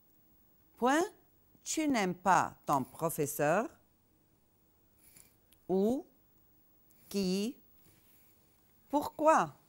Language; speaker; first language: French; non-native, fluent; Arabic